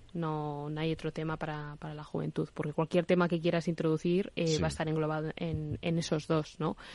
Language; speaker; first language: Spanish; native; Spanish